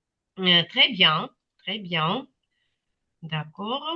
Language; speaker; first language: French; non-native, fluent; Ukrainian